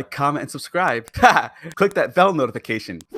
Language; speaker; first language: English; native; English